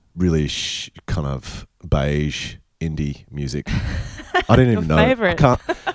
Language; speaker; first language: English; native; English